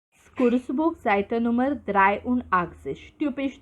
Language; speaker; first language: German; non-native, fluent; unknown